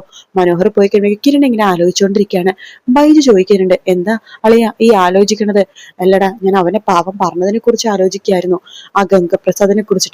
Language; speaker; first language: Malayalam; native; Malayalam